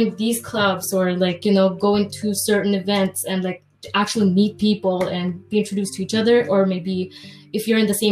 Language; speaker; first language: English; non-native, local second language; Filipino